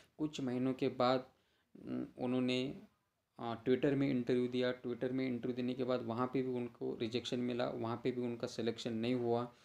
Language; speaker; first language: Hindi; non-native, local second language; Marathi